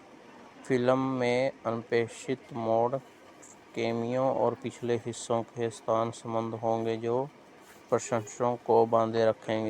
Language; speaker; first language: Hindi; native; Hindi